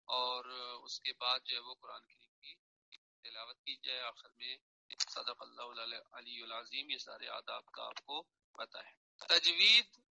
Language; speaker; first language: Urdu; non-native, local second language; Punjabi